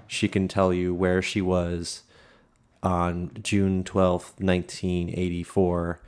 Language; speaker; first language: English; native; English